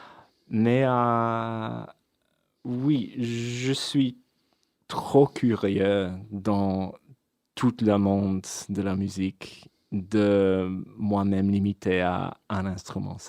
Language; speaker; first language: French; non-native, fluent; English